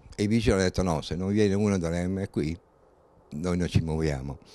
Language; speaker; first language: Italian; native; Italian